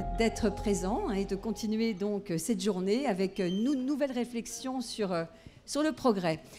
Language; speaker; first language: French; native; French